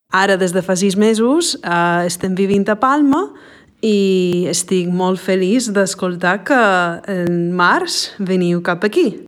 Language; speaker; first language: Catalan; non-native, fluent; English